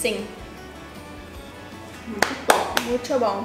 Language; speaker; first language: Portuguese; native; Portuguese